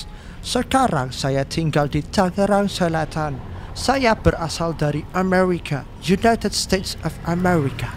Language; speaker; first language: Indonesian; non-native, learner; English